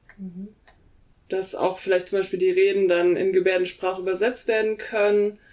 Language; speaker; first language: German; native; German